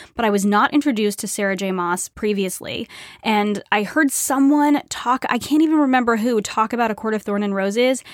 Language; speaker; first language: English; native; English